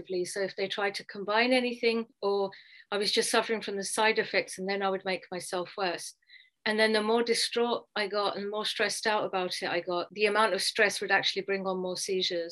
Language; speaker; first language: English; native; English